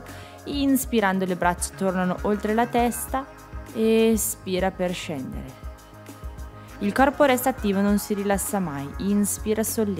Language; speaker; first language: Italian; native; Italian